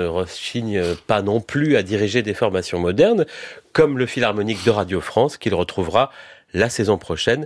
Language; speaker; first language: French; native; French